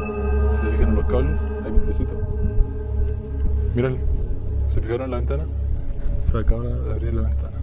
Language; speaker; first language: Spanish; native; Spanish